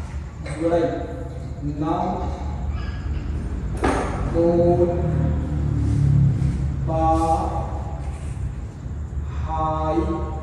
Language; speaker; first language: Vietnamese; non-native, learner; Hindi